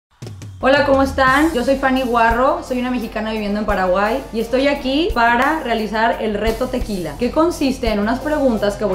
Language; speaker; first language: Spanish; native; Spanish